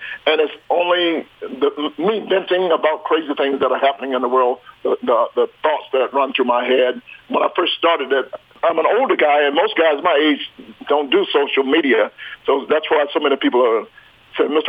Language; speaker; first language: English; native; English